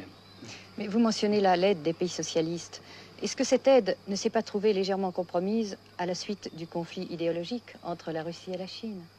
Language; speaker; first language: French; native; French